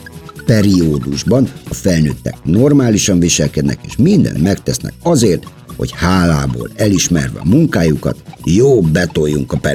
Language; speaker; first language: Hungarian; native; Hungarian